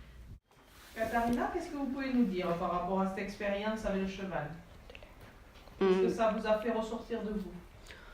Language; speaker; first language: French; native; French